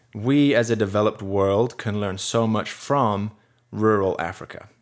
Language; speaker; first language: English; native; English